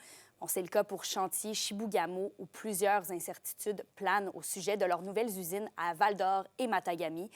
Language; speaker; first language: French; native; French